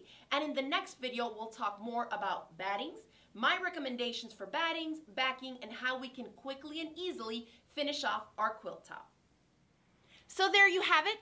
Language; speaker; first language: English; native; English